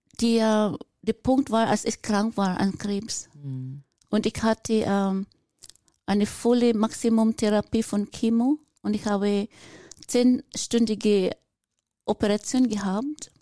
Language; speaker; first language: German; non-native, fluent; Filipino